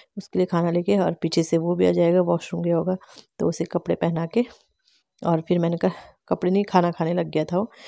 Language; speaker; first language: Hindi; native; Hindi